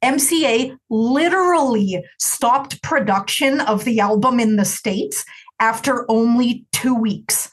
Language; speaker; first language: English; native; English